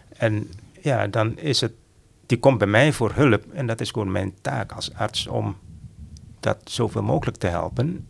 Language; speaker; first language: Dutch; non-native, fluent; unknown